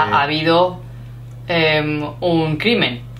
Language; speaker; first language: Spanish; non-native, learner; English